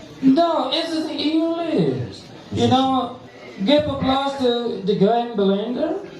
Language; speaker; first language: English; non-native, learner; Indonesian